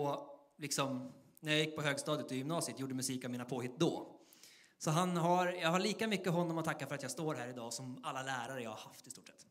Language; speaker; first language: Swedish; native; Swedish